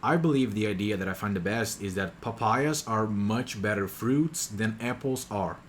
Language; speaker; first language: English; non-native, fluent; Portuguese